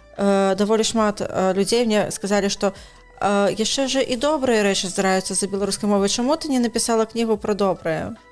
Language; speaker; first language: Belarusian; non-native, local second language; Russian